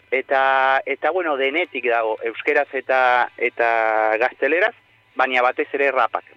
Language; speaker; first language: Basque; non-native, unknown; Spanish